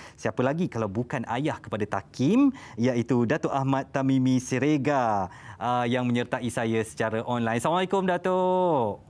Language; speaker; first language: Malay; native; Malay